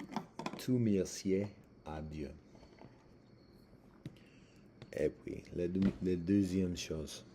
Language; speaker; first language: French; non-native, learner; English